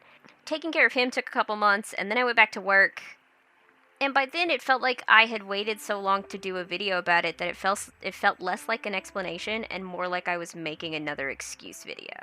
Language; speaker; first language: English; native; English